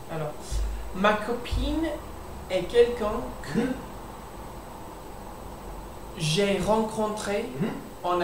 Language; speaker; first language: French; non-native, learner; English